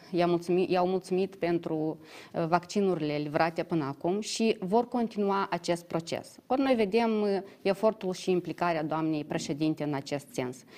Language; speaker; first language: Romanian; native; Romanian